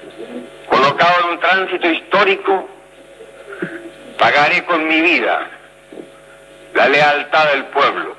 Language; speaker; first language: Spanish; native; Spanish